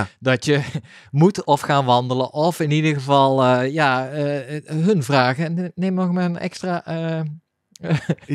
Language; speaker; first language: Dutch; native; Dutch